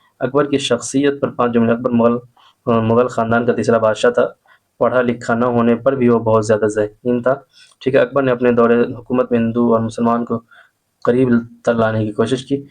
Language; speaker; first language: Urdu; native; Urdu